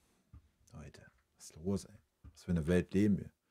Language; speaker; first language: German; native; German